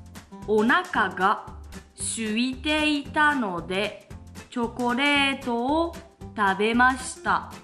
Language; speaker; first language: Japanese; non-native, fluent; French